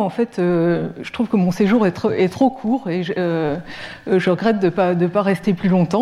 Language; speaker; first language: French; native; French